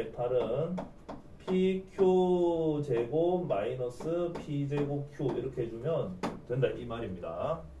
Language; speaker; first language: Korean; native; Korean